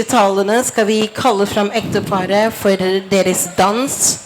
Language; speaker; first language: Swedish; non-native, fluent; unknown